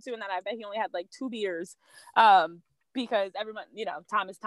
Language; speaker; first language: English; native; English